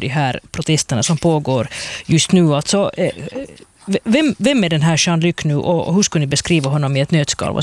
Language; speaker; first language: Swedish; native; Swedish